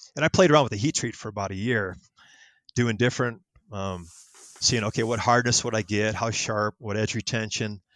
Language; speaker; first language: English; native; English